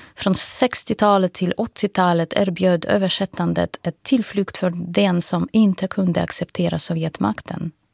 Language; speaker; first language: Swedish; non-native, fluent; Russian